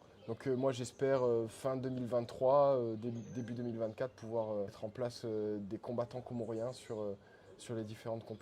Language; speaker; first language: French; non-native, local second language; Comorian